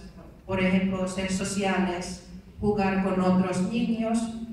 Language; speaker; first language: Spanish; non-native, fluent; Finnish